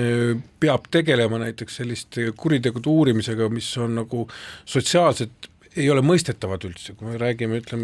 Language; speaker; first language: Estonian; native; Estonian